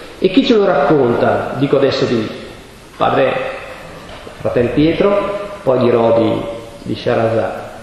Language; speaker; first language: Italian; native; Italian